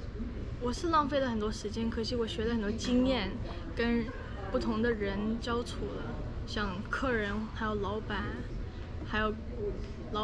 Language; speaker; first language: Chinese; early bilingual, other home language; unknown